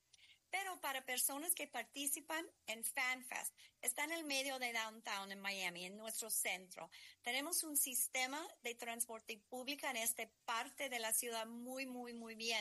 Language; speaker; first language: Spanish; non-native, fluent; English